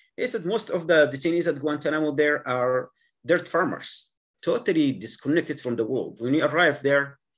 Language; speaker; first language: English; non-native, fluent; Arabic